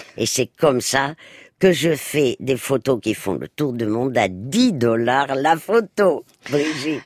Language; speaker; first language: French; early bilingual, other home language; Spanish